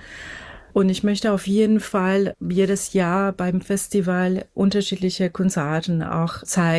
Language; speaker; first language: German; non-native, fluent; Persian